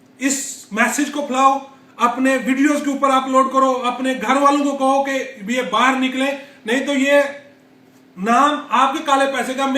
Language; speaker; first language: Urdu; non-native, local second language; Punjabi